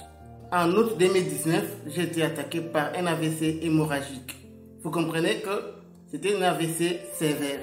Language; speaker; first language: French; non-native, local second language; Lingala